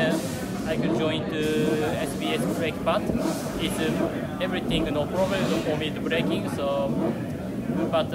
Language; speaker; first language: English; non-native, learner; Japanese